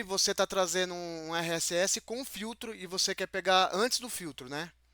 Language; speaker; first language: Portuguese; native; Portuguese